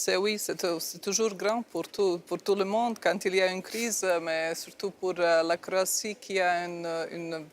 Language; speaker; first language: French; non-native, fluent; Croatian